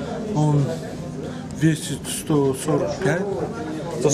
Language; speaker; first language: Russian; non-native, learner; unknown